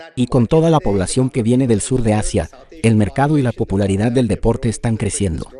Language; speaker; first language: Spanish; non-native, fluent; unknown